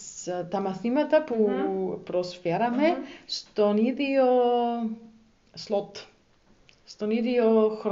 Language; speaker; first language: Greek; non-native, learner; German